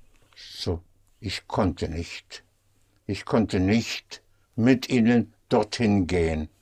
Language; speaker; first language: German; non-native, fluent; English